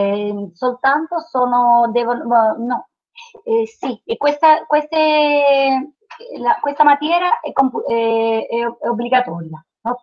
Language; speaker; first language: Italian; non-native, learner; Spanish